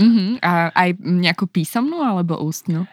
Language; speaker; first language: Slovak; native; Slovak